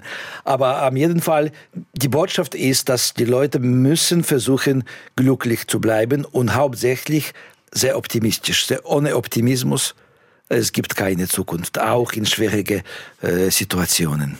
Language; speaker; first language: German; non-native, fluent; Russian